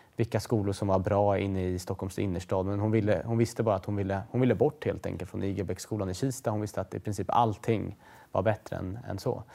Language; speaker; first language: Swedish; native; Swedish